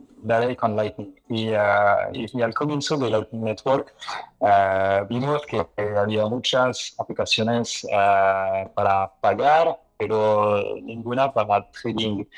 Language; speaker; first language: Spanish; non-native, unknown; French